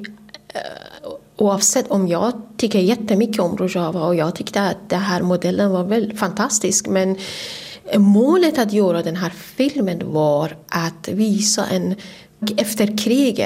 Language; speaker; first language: Swedish; non-native, fluent; Persian